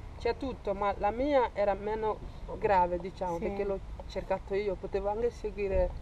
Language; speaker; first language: Italian; non-native, fluent; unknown